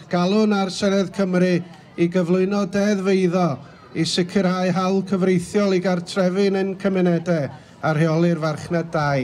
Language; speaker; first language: Welsh; native; Welsh